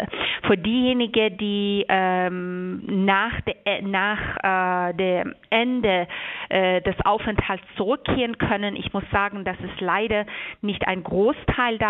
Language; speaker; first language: German; non-native, fluent; Persian